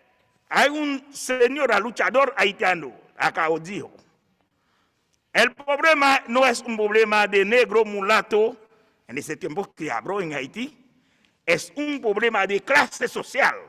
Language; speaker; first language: Spanish; non-native, fluent; Haitian Creole